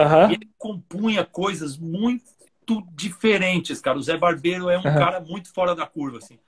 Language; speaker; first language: Portuguese; native; Portuguese